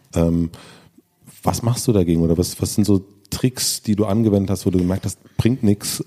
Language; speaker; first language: German; native; German